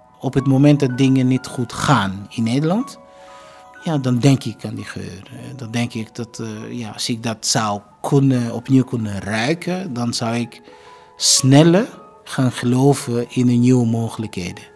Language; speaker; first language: Dutch; non-native, fluent; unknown